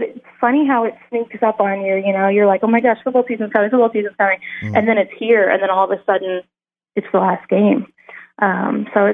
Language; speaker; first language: English; native; English